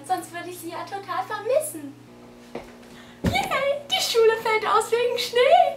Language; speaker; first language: German; native; German